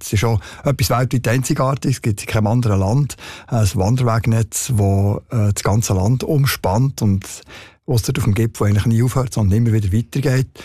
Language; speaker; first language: German; native; German